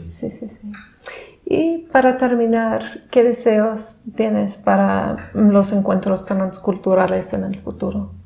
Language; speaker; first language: Spanish; non-native, fluent; English